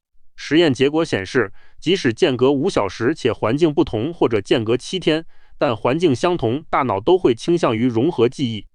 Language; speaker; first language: Chinese; native; Chinese